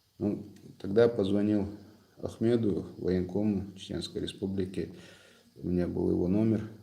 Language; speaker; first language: Russian; non-native, local second language; Chechen